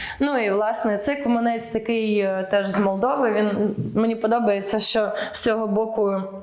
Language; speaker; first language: Ukrainian; early bilingual, heritage; Ukrainian